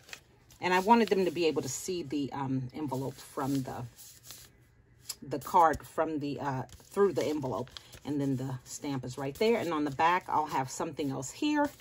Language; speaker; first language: English; native; English